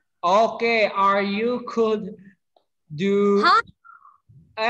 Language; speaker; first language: English; non-native, fluent; Indonesian